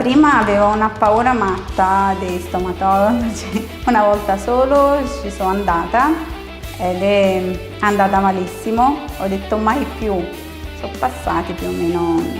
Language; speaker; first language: Italian; non-native, fluent; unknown